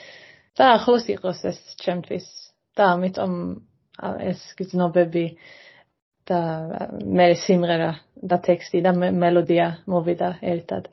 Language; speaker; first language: Georgian; non-native, fluent; Swedish